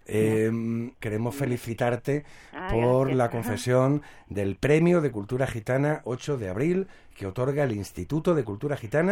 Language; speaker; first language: Spanish; native; Spanish